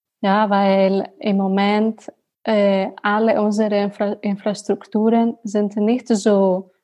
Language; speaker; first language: German; non-native, learner; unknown